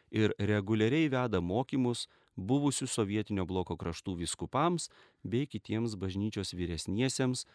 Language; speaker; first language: Lithuanian; native; Lithuanian